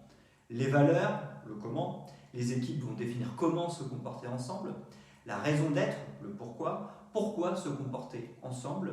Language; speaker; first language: French; native; French